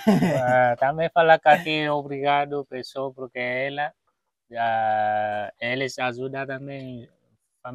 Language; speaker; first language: Portuguese; non-native, learner; Vietnamese